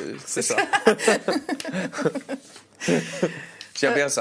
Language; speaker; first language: French; non-native, learner; English